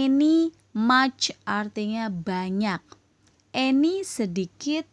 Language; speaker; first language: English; non-native, fluent; Indonesian